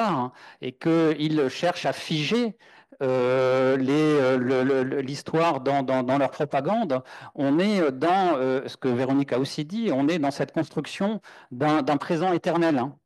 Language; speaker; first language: French; native; French